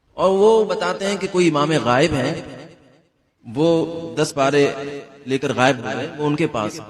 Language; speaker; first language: Urdu; native; Urdu